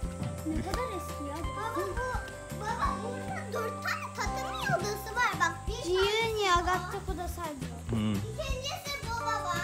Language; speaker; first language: Turkish; early bilingual, heritage; Turkish